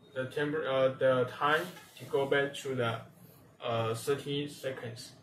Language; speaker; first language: English; non-native, learner; Chinese